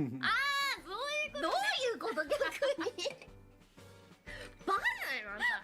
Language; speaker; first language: Japanese; native; Japanese